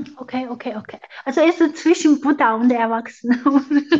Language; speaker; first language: German; non-native, fluent; Chinese